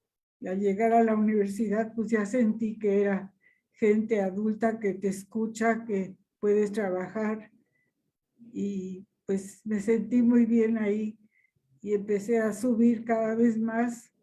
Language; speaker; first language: Spanish; early bilingual, other home language; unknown